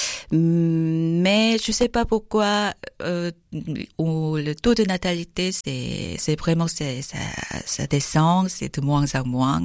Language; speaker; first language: French; non-native, learner; Korean